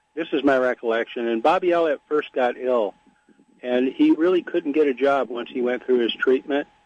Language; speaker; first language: English; native; English